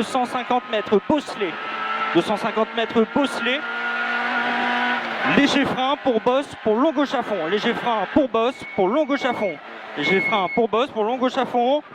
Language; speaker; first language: French; native; French